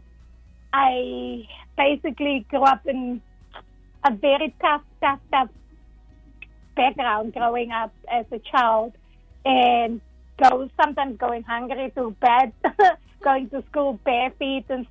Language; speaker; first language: English; non-native, local second language; Dutch